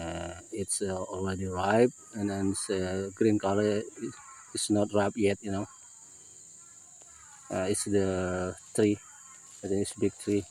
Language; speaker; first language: English; non-native, learner; Indonesian